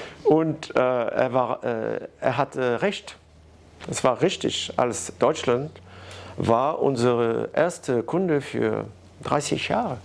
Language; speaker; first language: German; non-native, learner; French